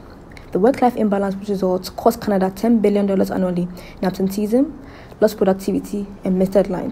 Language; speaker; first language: English; native; English